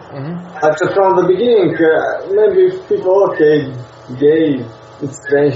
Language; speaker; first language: English; non-native, learner; Russian